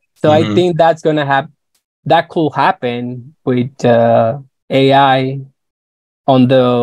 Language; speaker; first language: English; non-native, fluent; Spanish